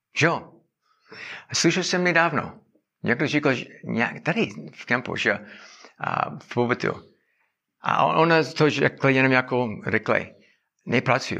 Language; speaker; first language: Czech; non-native, learner; English